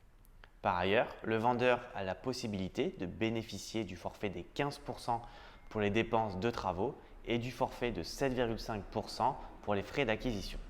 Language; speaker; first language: French; native; French